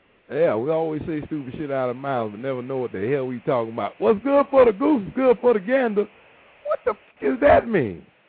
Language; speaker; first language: English; native; English